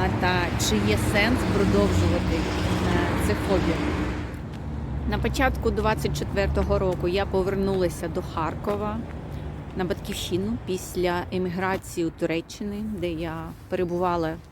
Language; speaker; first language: Ukrainian; non-native, local second language; Russian